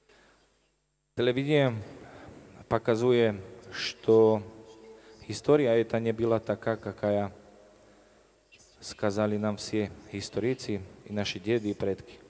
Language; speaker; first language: Russian; non-native, learner; Slovak